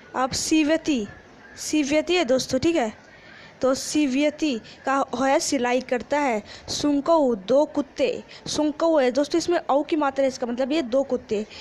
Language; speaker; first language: Hindi; native; Hindi